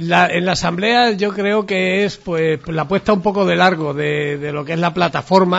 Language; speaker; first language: Spanish; native; Spanish